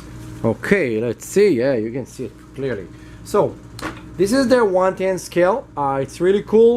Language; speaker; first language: English; non-native, fluent; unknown